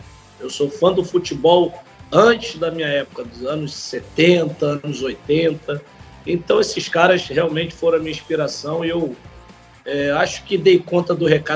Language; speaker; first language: Portuguese; native; Portuguese